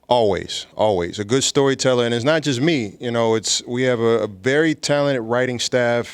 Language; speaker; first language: English; native; English